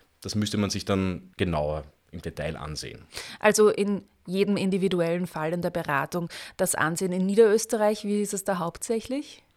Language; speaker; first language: German; native; German